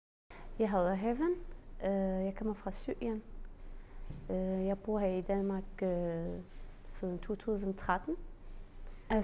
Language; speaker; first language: Danish; non-native, learner; Arabic